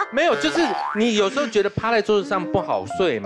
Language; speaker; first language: Chinese; native; Chinese